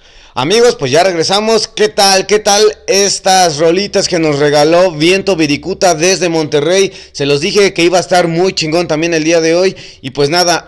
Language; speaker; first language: Spanish; native; Spanish